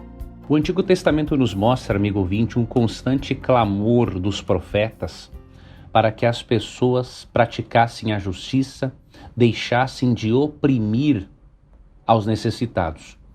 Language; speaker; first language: Portuguese; native; Portuguese